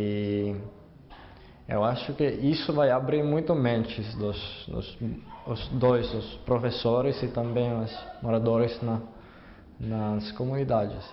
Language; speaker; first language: Portuguese; non-native, fluent; Finnish